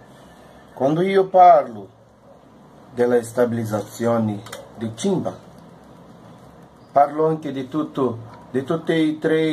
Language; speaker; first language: Italian; non-native, learner; Portuguese